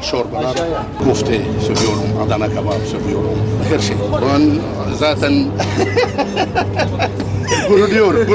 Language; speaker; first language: Turkish; non-native, learner; Arabic